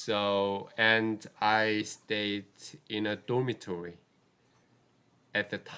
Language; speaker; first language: English; non-native, learner; Korean